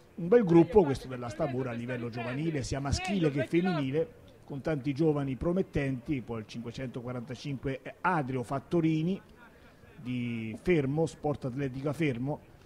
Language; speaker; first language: Italian; native; Italian